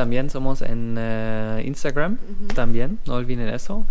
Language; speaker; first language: Spanish; non-native, learner; German